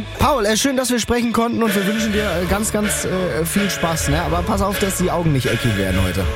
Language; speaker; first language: German; native; German